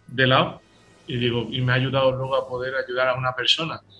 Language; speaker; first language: Spanish; native; Spanish